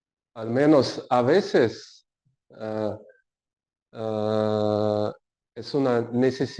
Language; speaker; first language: Spanish; non-native, learner; Russian